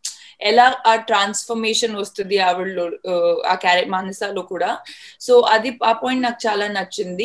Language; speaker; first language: Telugu; non-native, fluent; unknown